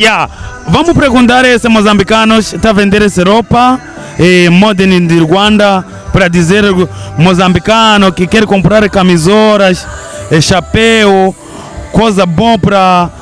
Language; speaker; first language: Portuguese; non-native, learner; Kinyarwanda